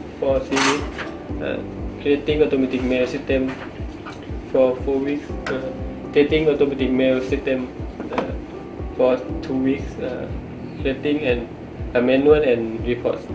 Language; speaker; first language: English; non-native, learner; Thai